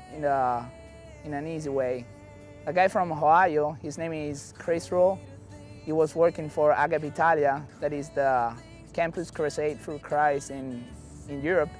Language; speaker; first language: English; non-native, fluent; Italian